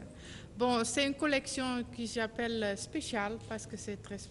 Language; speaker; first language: French; non-native, learner; Dutch